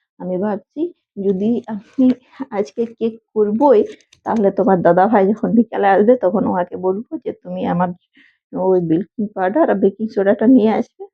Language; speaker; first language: Bangla; non-native, local second language; Santali